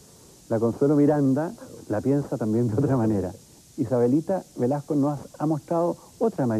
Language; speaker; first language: Spanish; native; Spanish